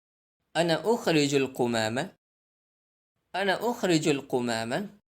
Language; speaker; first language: Arabic; non-native, fluent; Urdu